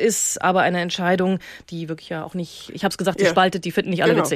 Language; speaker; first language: German; native; German